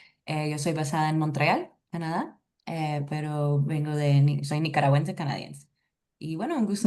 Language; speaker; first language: Spanish; early bilingual, heritage; Spanish